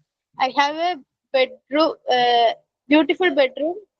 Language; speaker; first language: English; non-native, learner; Malayalam